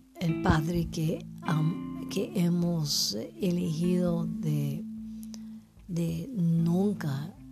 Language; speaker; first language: Spanish; non-native, fluent; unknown